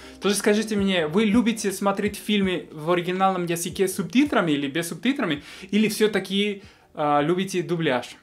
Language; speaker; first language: Russian; non-native, fluent; Spanish